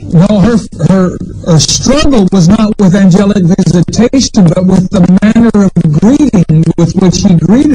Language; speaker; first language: English; native; English